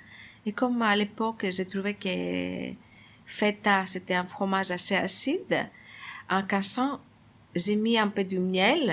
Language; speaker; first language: French; non-native, fluent; Greek